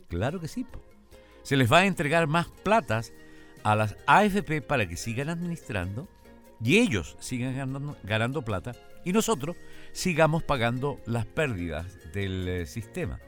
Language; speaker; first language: Spanish; native; Spanish